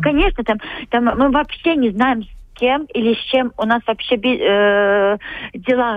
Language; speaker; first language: Russian; non-native, local second language; Latvian